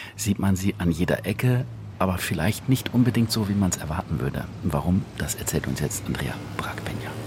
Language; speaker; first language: German; non-native, fluent; Spanish